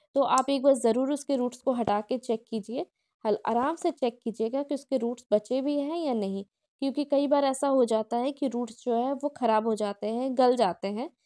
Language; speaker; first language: Hindi; non-native, local second language; Odia